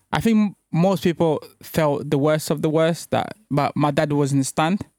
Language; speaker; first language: English; early bilingual, other home language; French